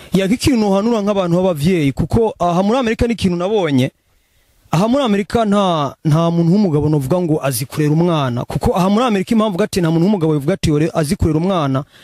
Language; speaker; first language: Rundi; early bilingual, heritage; Rundi